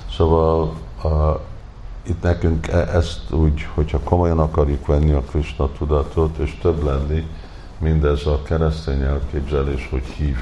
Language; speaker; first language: Hungarian; early bilingual, heritage; Hungarian